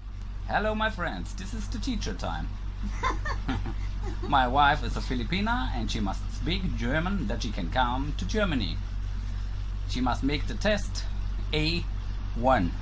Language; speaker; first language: English; non-native, learner; German